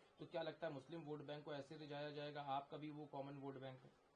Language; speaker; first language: Hindi; native; Hindi